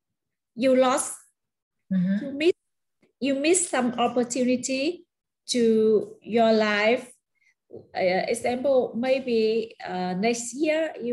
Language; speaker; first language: English; non-native, learner; Vietnamese